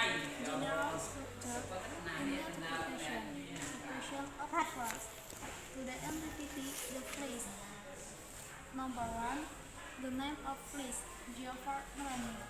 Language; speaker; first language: English; non-native, learner; Indonesian